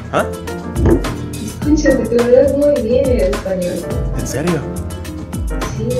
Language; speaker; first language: Spanish; non-native, learner; Indonesian